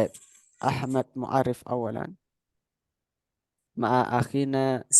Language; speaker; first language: Arabic; non-native, fluent; Indonesian